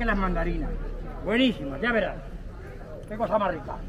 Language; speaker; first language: Spanish; native; Spanish